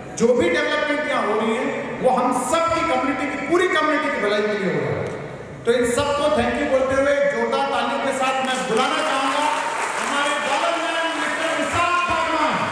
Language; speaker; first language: Hindi; non-native, local second language; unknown